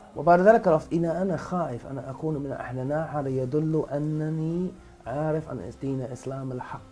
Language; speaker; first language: Arabic; non-native, fluent; Dutch